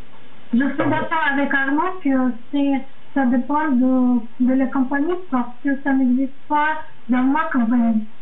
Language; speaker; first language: French; non-native, learner; Russian